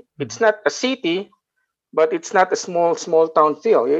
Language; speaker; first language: English; non-native, local second language; Filipino